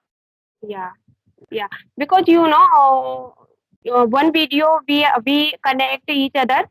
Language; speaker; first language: English; non-native, learner; Hindi